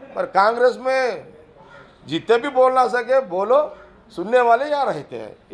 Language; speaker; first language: Hindi; non-native, local second language; Telugu